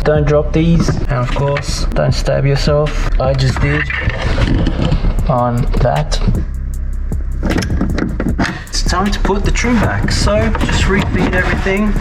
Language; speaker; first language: English; native; English